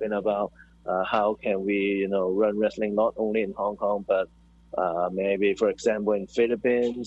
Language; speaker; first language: English; non-native, local second language; Cantonese